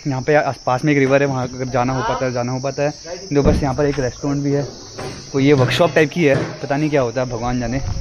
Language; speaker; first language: Hindi; native; Hindi